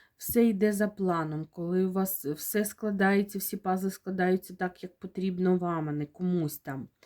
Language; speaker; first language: Ukrainian; non-native, local second language; Russian